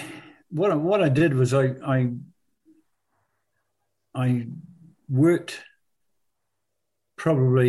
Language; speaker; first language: English; native; English